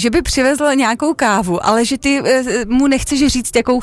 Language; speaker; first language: Czech; native; Czech